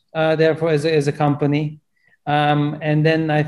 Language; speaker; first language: English; non-native, fluent; Turkish